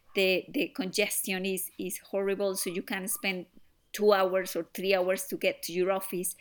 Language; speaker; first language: English; non-native, fluent; Spanish